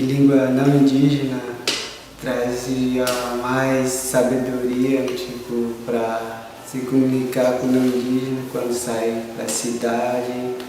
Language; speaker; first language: Portuguese; non-native, local second language; Guarani